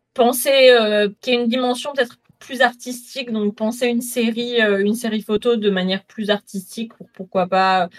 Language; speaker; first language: French; native; French